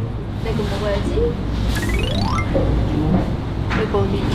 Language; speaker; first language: Korean; non-native, fluent; Chinese